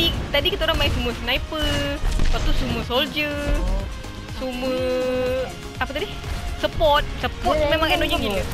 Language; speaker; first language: Malay; native; Malay